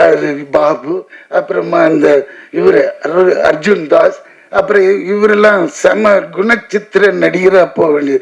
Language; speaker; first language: Tamil; native; Tamil